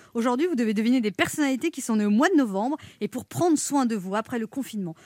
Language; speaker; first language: French; native; French